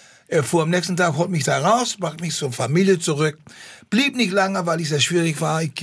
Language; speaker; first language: German; non-native, fluent; English